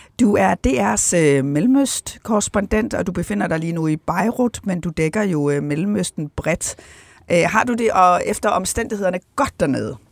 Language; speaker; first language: Danish; native; Danish